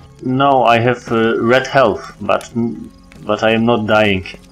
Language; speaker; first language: English; non-native, learner; Polish